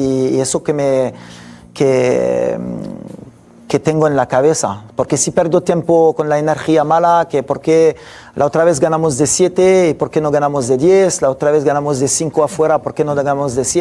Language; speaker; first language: Spanish; non-native, fluent; French